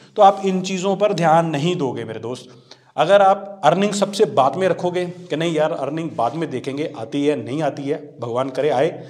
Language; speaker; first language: Hindi; non-native, local second language; Punjabi